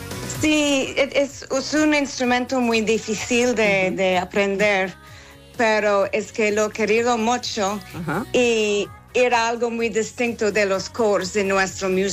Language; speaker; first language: Spanish; non-native, fluent; English